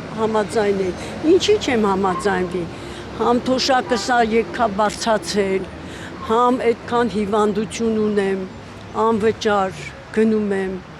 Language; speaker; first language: Armenian; native; Armenian